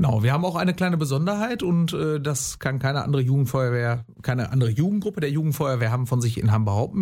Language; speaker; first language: German; native; German